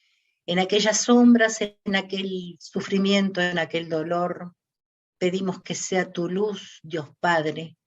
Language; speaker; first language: Spanish; native; Spanish